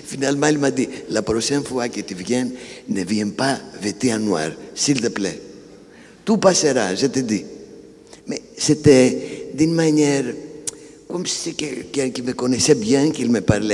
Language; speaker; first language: French; non-native, fluent; Greek